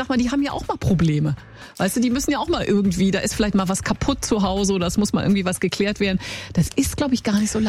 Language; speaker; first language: German; native; German